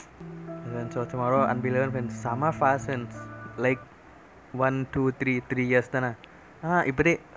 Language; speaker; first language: Tamil; non-native, learner; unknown